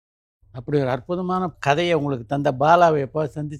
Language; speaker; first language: Tamil; native; Tamil